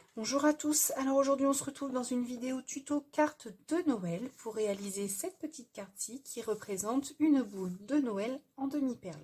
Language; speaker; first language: French; native; French